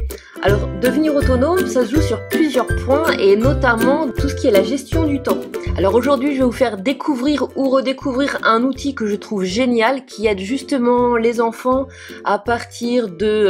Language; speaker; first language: French; native; French